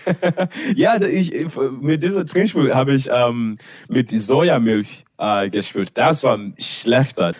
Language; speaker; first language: German; non-native, learner; English